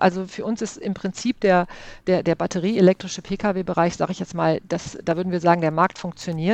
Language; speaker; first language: German; native; German